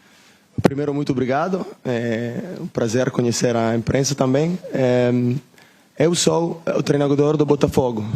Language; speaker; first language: Portuguese; non-native, learner; Italian